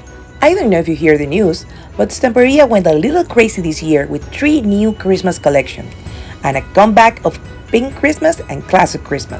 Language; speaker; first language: English; non-native, fluent; Spanish